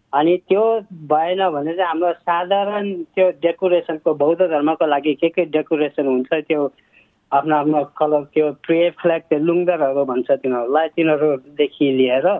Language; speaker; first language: Nepali; non-native, local second language; Sherpa